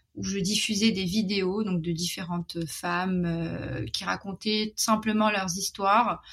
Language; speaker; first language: French; non-native, local second language; Arabic